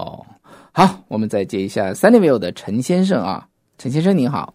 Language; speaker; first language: Chinese; native; Chinese